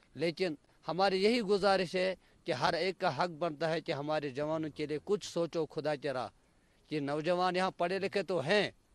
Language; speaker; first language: Hindi; non-native, local second language; Kashmiri